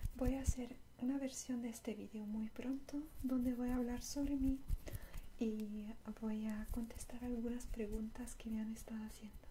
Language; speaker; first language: Spanish; early bilingual, other home language; Italian